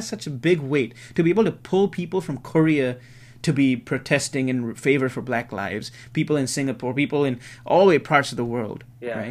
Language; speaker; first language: English; native; English